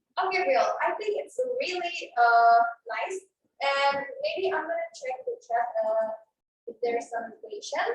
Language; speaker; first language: English; non-native, fluent; Indonesian